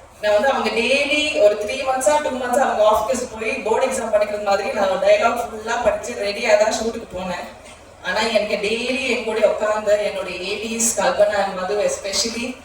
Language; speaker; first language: Tamil; non-native, local second language; Malayalam